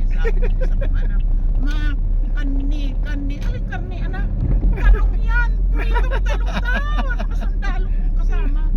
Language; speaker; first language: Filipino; non-native, local second language; Bikol